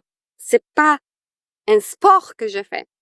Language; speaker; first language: French; non-native, fluent; Polish